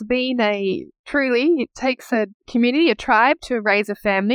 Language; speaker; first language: English; native; English